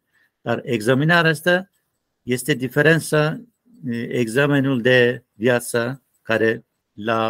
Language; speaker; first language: Romanian; non-native, learner; Turkish